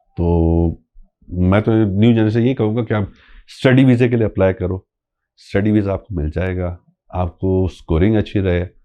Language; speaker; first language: Urdu; non-native, local second language; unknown